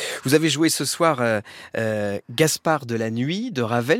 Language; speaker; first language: French; native; French